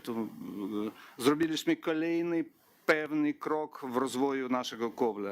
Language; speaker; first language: Polish; non-native, learner; Ukrainian